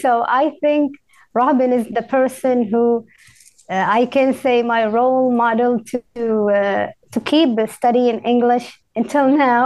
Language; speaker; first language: English; non-native, fluent; Arabic